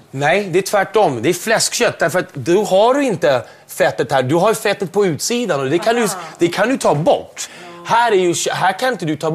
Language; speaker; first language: Swedish; native; Swedish